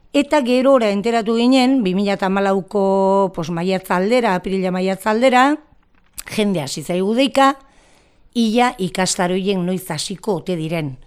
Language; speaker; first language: Basque; native; Basque